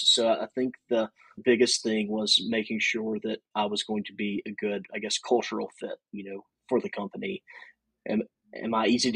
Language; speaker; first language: English; native; English